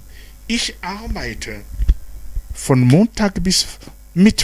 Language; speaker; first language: German; non-native, fluent; Rundi